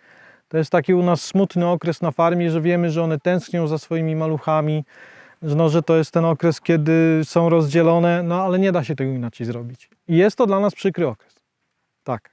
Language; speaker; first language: Polish; native; Polish